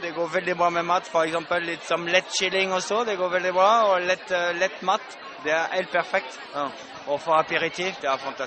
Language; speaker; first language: Norwegian; non-native, fluent; French